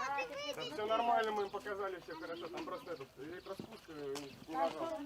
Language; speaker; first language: Russian; native; Russian